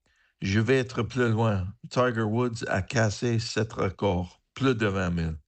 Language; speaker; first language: French; non-native, learner; English